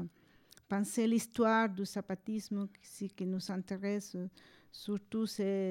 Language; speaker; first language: French; non-native, fluent; Spanish